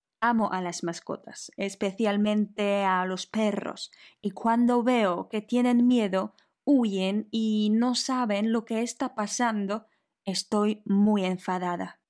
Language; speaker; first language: Spanish; non-native, fluent; Polish